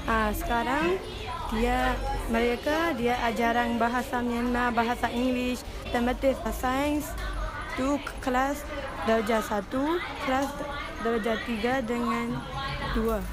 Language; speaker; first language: Indonesian; early bilingual, other home language; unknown